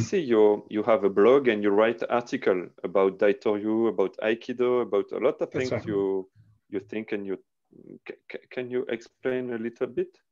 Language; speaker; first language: English; non-native, learner; French